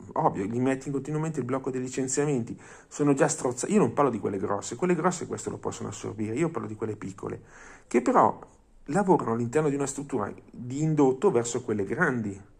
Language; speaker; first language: Italian; non-native, fluent; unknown